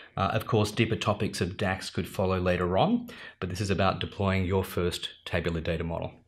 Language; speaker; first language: English; native; English